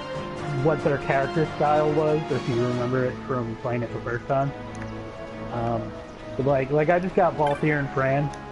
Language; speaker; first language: English; native; English